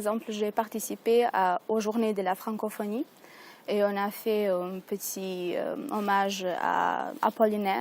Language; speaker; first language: French; non-native, learner; Serbian